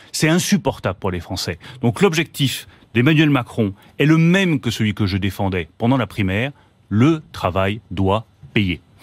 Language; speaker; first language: French; native; French